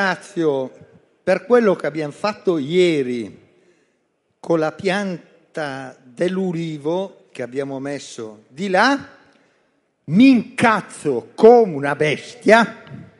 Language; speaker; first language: Italian; native; Italian